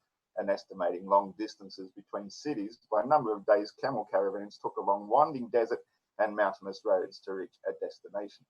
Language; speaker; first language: English; native; English